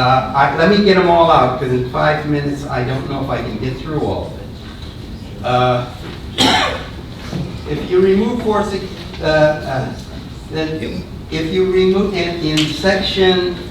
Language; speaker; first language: English; native; English